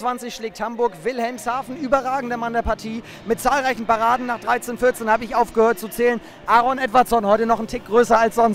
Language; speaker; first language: German; native; German